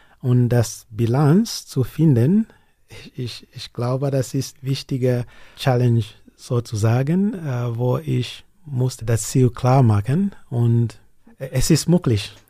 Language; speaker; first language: German; non-native, learner; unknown